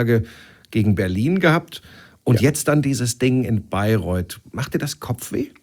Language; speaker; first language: German; native; German